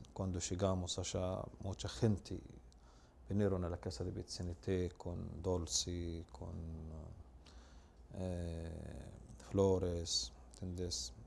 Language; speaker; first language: Spanish; non-native, learner; Arabic